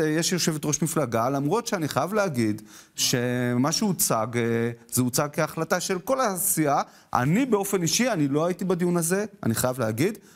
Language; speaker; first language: Hebrew; native; Hebrew